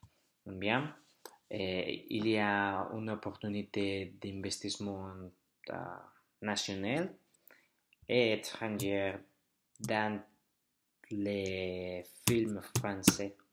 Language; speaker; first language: French; non-native, learner; Spanish